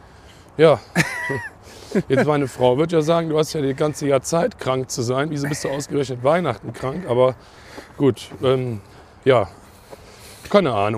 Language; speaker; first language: German; native; German